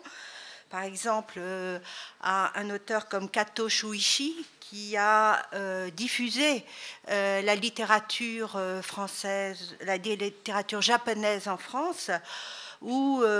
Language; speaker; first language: French; native; French